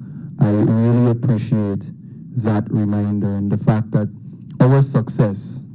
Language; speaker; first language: English; native; English